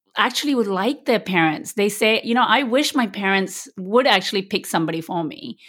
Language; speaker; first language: English; early bilingual, other home language; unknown